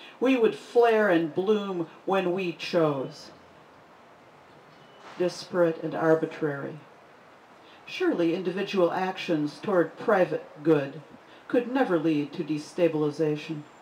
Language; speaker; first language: English; native; English